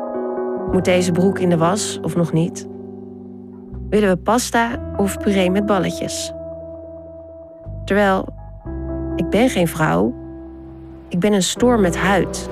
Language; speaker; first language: Dutch; native; Dutch